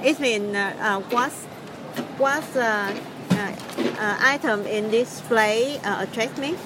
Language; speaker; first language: English; non-native, learner; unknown